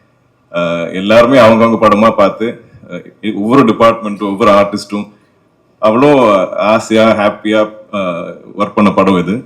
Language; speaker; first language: Tamil; non-native, local second language; Malayalam